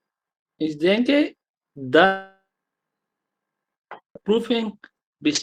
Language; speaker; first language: German; non-native, learner; Urdu